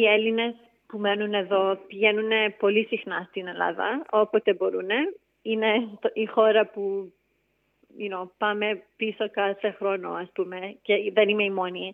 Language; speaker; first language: Greek; early bilingual, heritage; English